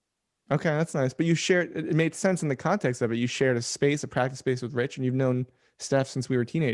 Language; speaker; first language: English; native; English